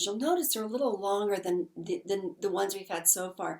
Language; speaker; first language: English; native; English